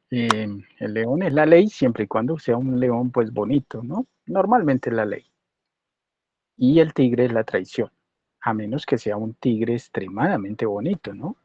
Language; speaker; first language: Spanish; native; Spanish